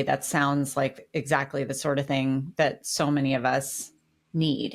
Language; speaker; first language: English; native; English